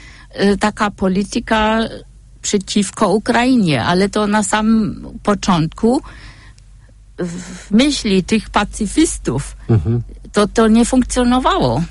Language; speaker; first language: Polish; non-native, fluent; German